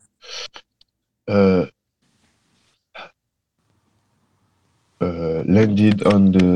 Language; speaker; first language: English; non-native, learner; French